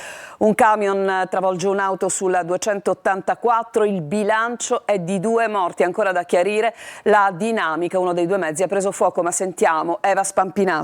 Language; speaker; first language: Italian; native; Italian